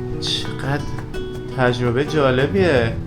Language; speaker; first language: Persian; native; Persian